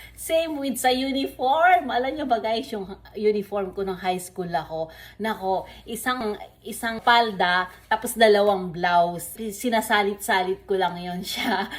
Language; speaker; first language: Filipino; non-native, local second language; Iloko